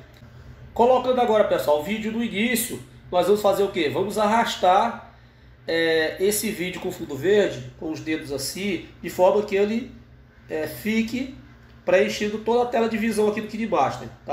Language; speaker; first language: Portuguese; native; Portuguese